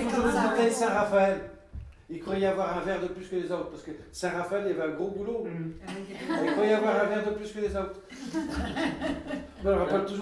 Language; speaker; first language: French; native; French